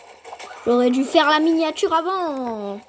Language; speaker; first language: French; native; French